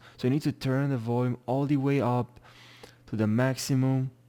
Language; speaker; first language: English; non-native, fluent; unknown